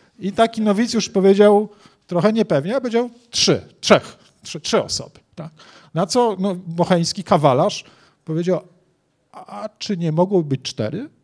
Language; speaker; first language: Polish; native; Polish